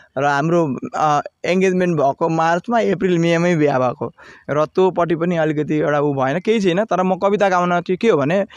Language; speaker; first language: Nepali; native; Nepali